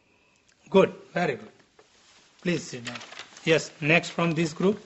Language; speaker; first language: English; non-native, local second language; Gujarati